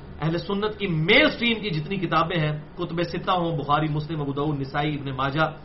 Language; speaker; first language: Urdu; non-native, local second language; Punjabi